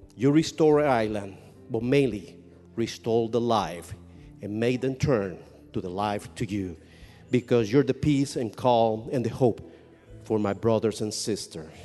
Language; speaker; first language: English; non-native, fluent; Spanish